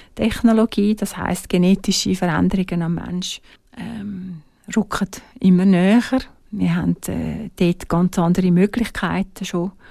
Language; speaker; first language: German; native; German